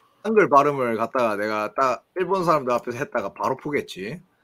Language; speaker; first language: Korean; native; Korean